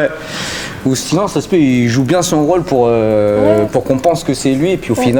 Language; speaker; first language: French; native; French